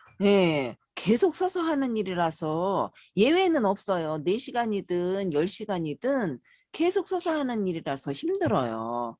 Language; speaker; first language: Korean; native; Korean